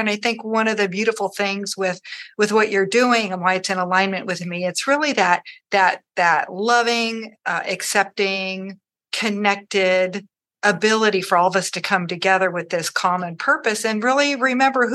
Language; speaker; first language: English; native; English